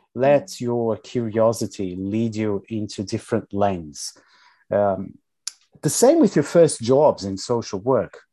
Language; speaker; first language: English; non-native, fluent; Portuguese